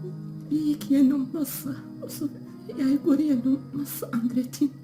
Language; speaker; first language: Norwegian; non-native, learner; Kurdish